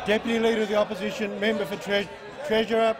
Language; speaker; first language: English; native; English